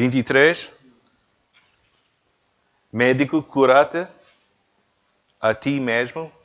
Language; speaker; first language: Portuguese; non-native, learner; English